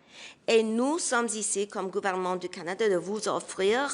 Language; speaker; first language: French; non-native, local second language; English